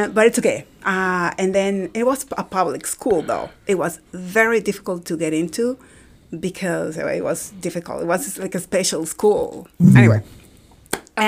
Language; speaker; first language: English; non-native, fluent; Spanish